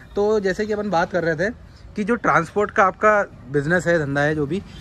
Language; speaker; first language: Hindi; native; Hindi